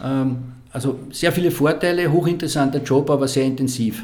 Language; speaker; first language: German; native; German